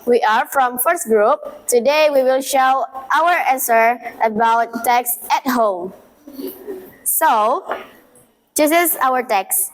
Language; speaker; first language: English; non-native, learner; Indonesian